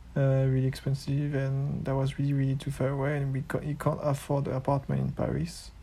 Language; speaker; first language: English; non-native, learner; French